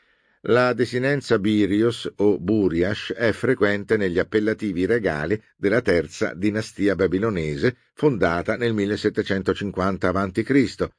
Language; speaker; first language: Italian; native; Italian